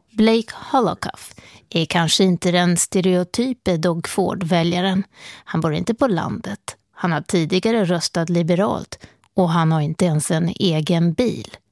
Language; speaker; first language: Swedish; native; Swedish